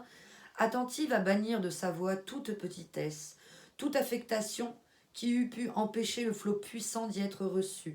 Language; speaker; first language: French; native; French